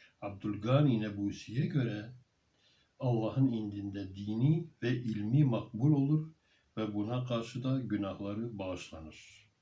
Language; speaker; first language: Turkish; native; Turkish